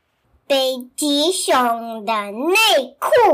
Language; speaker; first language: Chinese; early bilingual, heritage; Chinese